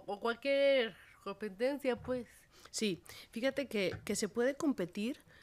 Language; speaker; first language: Spanish; native; Spanish